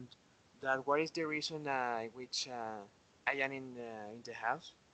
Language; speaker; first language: English; non-native, learner; Spanish